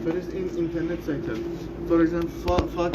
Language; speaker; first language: English; non-native, learner; Turkish